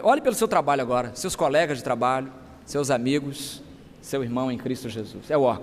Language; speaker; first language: Portuguese; native; Portuguese